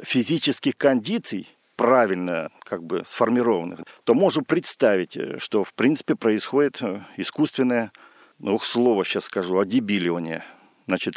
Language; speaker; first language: Russian; native; Russian